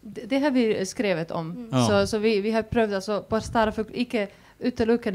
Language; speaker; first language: Swedish; non-native, fluent; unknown